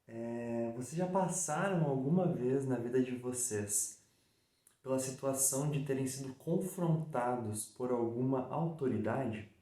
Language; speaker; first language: Portuguese; native; Portuguese